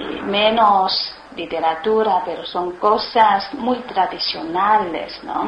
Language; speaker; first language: Spanish; non-native, learner; Chinese